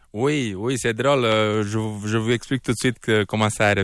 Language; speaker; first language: French; non-native, fluent; Romanian